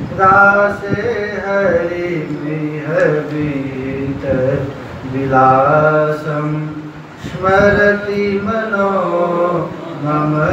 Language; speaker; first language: Hindi; non-native, local second language; Bangla